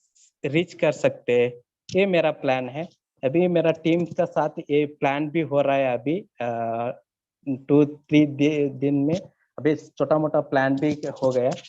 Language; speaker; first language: Hindi; non-native, learner; Kannada